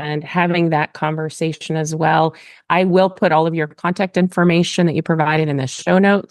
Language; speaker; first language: English; native; English